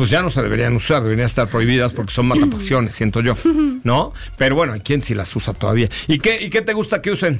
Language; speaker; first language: Spanish; native; Spanish